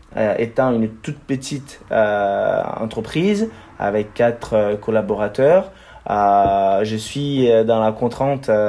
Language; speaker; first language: French; non-native, fluent; Portuguese